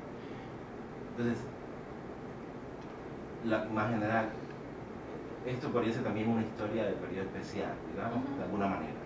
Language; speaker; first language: Spanish; native; Spanish